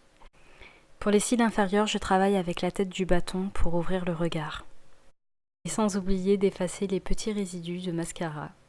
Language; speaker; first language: French; native; French